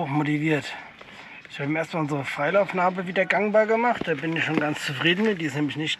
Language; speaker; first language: German; native; German